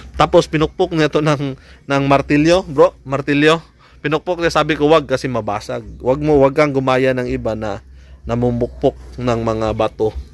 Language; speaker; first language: Filipino; non-native, local second language; Cebuano